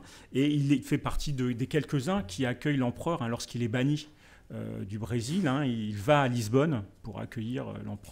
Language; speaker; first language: French; native; French